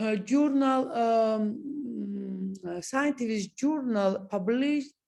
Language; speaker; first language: English; non-native, learner; Georgian